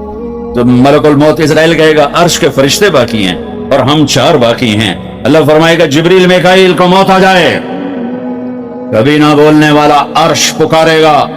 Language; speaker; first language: Hindi; non-native, local second language; Punjabi